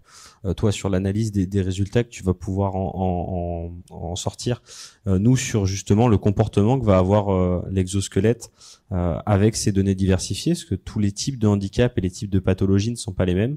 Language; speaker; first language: French; native; French